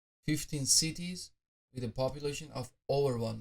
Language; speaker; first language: English; non-native, fluent; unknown